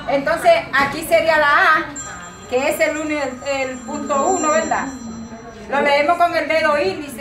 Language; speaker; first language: Spanish; native; Spanish